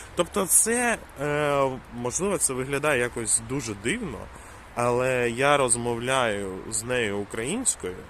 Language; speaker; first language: Ukrainian; non-native, local second language; Russian